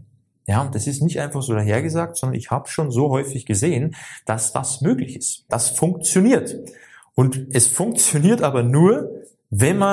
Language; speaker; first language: German; native; German